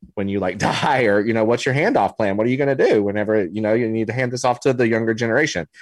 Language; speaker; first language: English; native; English